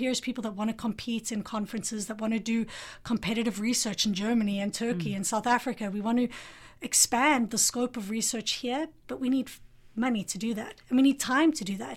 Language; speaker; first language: English; native; English